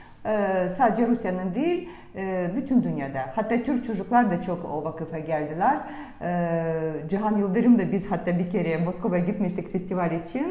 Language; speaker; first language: Turkish; non-native, fluent; Russian